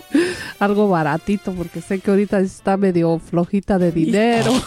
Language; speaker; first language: Spanish; native; Spanish